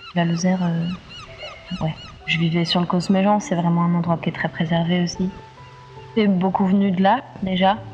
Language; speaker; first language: French; native; French